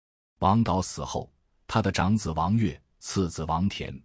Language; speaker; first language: Chinese; native; Chinese